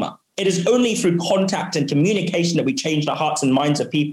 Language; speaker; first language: English; non-native, local second language; Cantonese